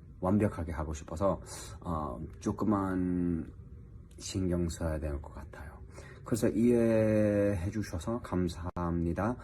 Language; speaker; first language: Korean; early bilingual, heritage; English